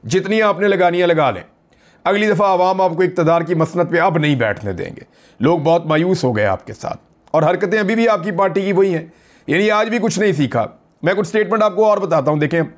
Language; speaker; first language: Urdu; native; Urdu